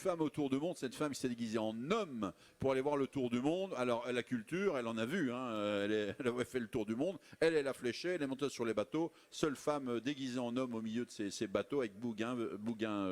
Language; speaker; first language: French; native; French